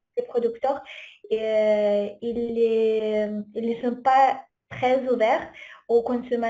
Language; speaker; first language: French; non-native, fluent; Ukrainian